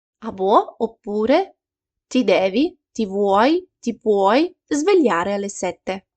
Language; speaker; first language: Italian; non-native, fluent; Ukrainian